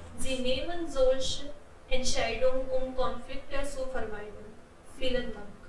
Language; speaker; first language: German; non-native, learner; Hindi